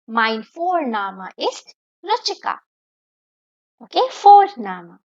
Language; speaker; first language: German; non-native, fluent; Hindi